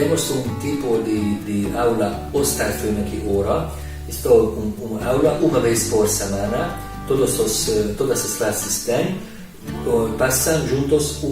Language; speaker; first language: Portuguese; non-native, fluent; Hungarian